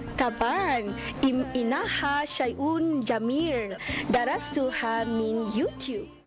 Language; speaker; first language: Arabic; non-native, learner; Malay